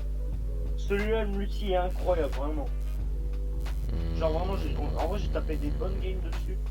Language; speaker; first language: French; native; French